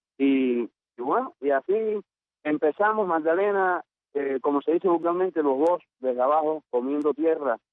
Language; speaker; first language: Spanish; native; Spanish